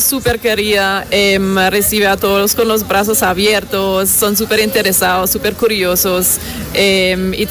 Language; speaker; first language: Spanish; non-native, fluent; German